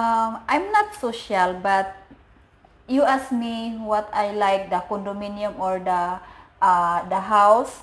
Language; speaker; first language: English; non-native, learner; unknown